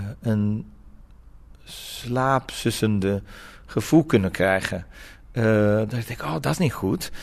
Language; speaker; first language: Dutch; non-native, fluent; Portuguese